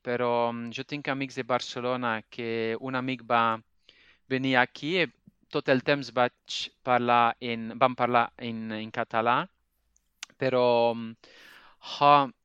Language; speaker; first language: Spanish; non-native, fluent; Dutch